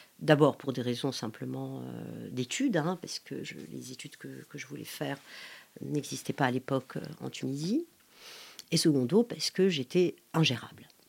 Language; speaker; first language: French; non-native, local second language; Arabic